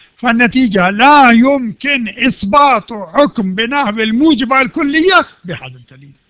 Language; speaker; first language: Arabic; non-native, fluent; Urdu